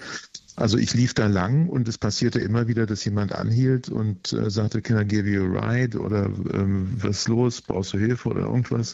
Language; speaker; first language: German; native; German